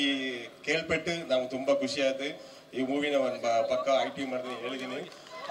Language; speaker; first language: Kannada; non-native, local second language; Tamil